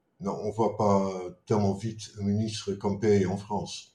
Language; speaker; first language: French; non-native, fluent; Dutch